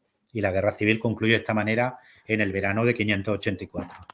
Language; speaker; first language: Spanish; native; Spanish